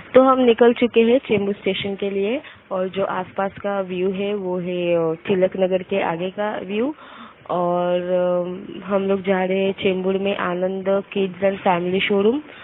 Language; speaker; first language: Hindi; native; Hindi